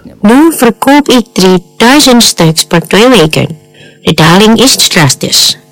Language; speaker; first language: Dutch; non-native, fluent; Indonesian